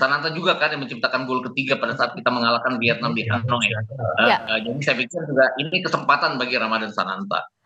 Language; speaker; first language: Indonesian; native; Indonesian